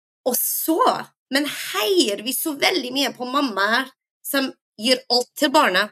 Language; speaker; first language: Norwegian; non-native, fluent; English